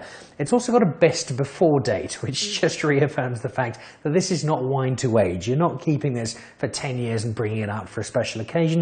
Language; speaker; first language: English; native; English